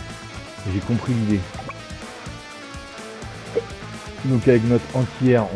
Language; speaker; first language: French; native; French